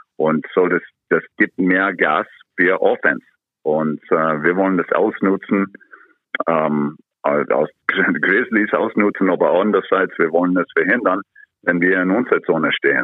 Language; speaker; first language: German; non-native, fluent; English